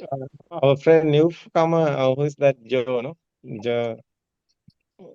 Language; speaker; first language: English; non-native, learner; Sinhala